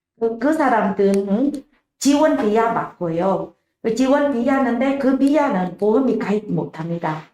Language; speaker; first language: Korean; non-native, learner; Vietnamese